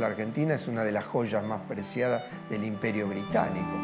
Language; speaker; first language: Spanish; native; Spanish